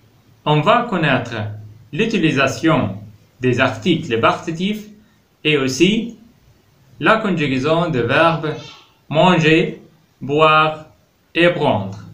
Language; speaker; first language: French; non-native, fluent; Arabic